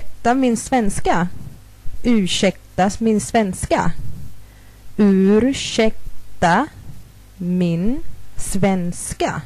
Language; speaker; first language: Swedish; non-native, fluent; Thai